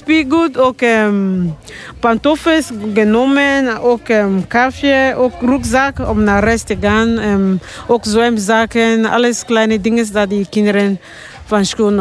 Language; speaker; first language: Dutch; non-native, learner; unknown